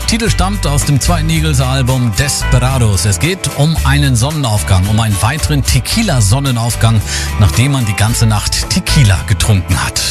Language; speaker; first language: German; native; German